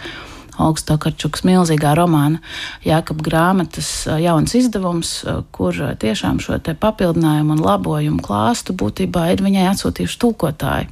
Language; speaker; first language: Latvian; native; Latvian